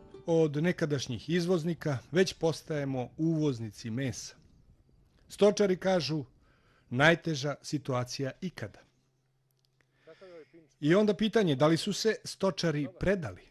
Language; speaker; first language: Bosnian; native; Bosnian